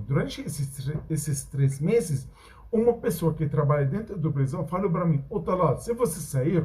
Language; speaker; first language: Portuguese; non-native, learner; Arabic